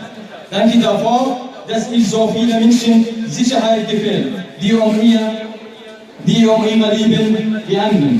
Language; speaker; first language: German; non-native, learner; Arabic